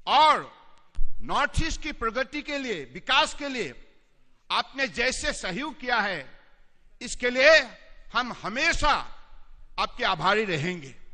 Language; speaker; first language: Hindi; non-native, local second language; Assamese